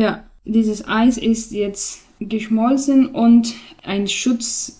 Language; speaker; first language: German; non-native, learner; Persian